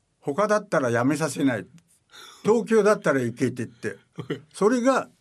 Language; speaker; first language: Japanese; native; Japanese